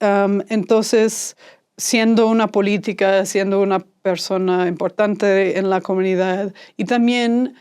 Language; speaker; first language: Spanish; non-native, fluent; English